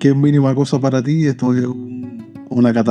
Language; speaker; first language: Spanish; native; Spanish